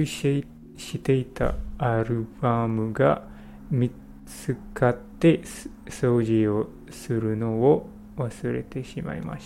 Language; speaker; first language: Japanese; non-native, learner; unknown